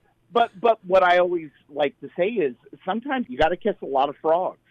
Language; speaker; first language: English; native; English